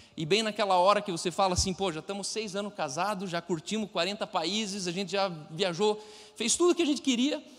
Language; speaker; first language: Portuguese; non-native, fluent; German